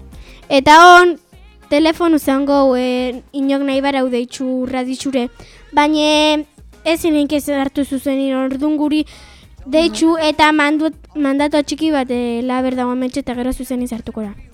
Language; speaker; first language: Basque; native; Basque